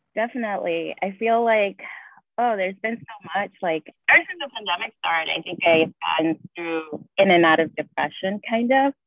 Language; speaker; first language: English; early bilingual, other home language; Spanish